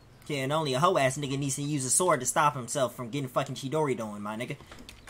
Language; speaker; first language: English; native; English